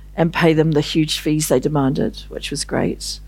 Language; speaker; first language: English; native; English